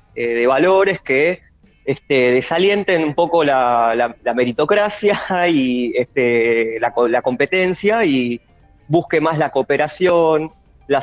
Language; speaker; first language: Spanish; native; Spanish